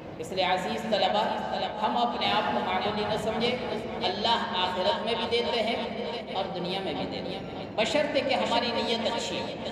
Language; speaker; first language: Urdu; non-native, local second language; Gujarati